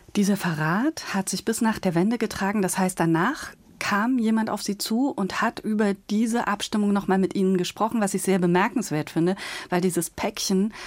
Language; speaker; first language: German; native; German